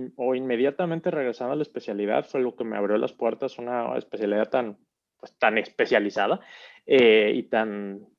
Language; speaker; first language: Spanish; native; Spanish